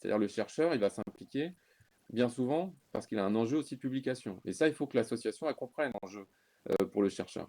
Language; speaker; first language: French; native; French